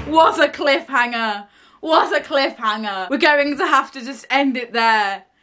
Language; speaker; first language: English; native; English